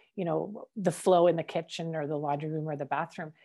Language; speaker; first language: English; native; English